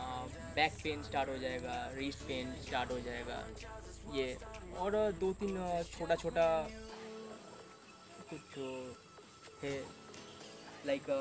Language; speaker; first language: Hindi; non-native, local second language; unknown